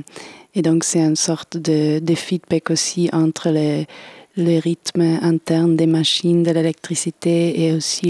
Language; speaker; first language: French; non-native, fluent; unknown